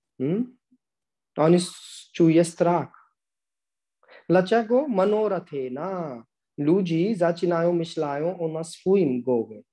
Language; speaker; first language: Polish; non-native, learner; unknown